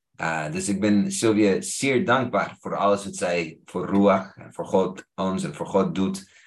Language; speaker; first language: Dutch; non-native, fluent; English